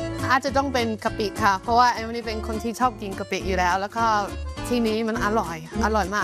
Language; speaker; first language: Thai; non-native, fluent; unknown